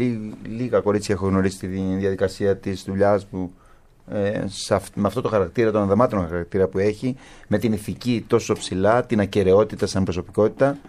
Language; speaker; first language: Greek; native; Greek